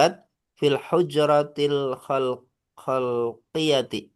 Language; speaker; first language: Arabic; non-native, learner; Indonesian